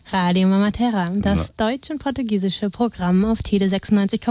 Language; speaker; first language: German; native; German